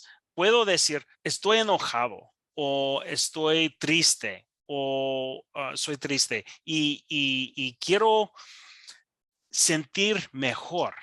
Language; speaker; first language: Spanish; non-native, learner; English